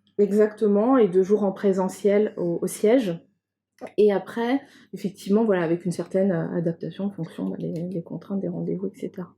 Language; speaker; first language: French; native; French